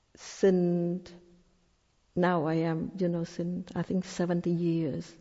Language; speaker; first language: English; non-native, fluent; Thai